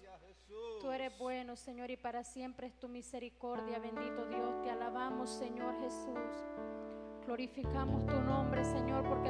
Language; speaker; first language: Spanish; native; Spanish